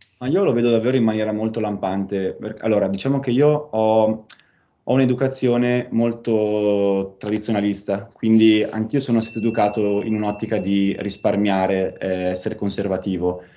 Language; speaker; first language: Italian; native; Italian